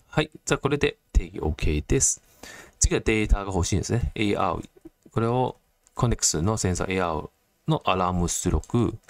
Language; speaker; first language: Japanese; non-native, fluent; Cantonese